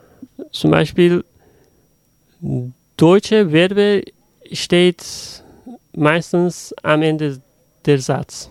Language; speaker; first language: German; non-native, learner; Uzbek